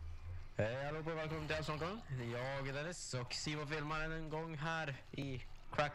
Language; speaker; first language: Swedish; native; Swedish